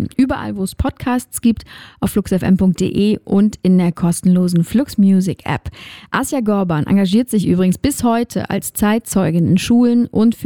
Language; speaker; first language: German; native; German